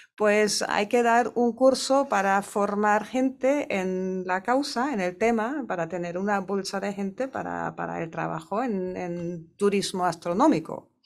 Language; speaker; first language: Spanish; non-native, fluent; German